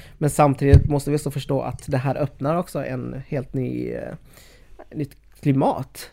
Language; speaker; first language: Swedish; native; Swedish